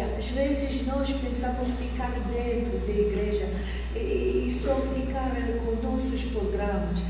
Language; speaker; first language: Portuguese; non-native, fluent; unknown